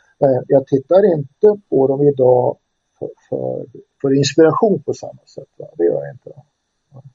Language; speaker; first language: Swedish; native; Swedish